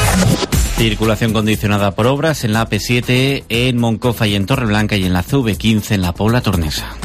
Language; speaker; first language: Spanish; native; Spanish